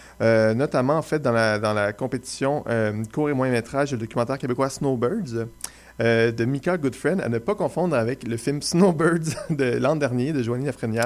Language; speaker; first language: French; native; French